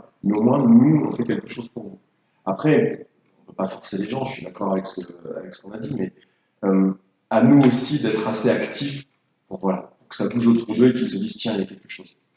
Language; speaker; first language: French; native; French